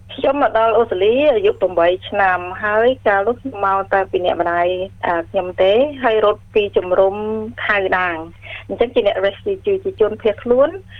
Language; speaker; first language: Khmer; early bilingual, heritage; Khmer